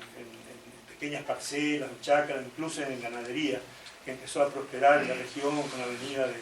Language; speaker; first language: Spanish; native; Spanish